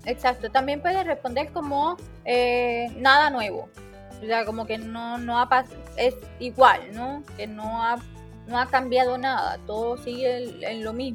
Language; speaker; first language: Spanish; native; Spanish